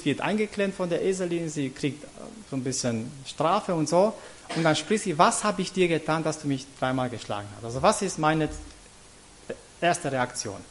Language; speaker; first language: German; non-native, fluent; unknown